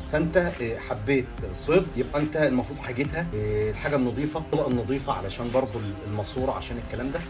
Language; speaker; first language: Arabic; native; Arabic